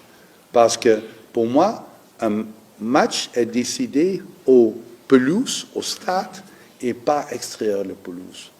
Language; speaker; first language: French; non-native, learner; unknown